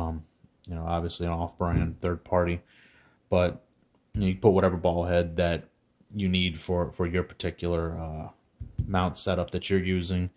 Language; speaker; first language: English; native; English